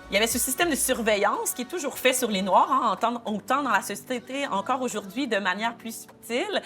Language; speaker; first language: French; native; French